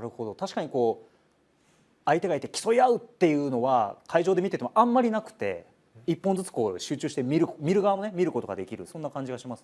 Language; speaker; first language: Japanese; native; Japanese